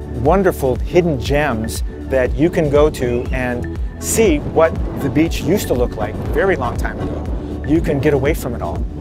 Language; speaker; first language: English; native; English